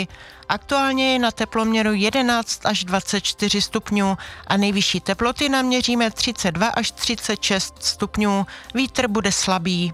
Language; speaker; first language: Czech; native; Czech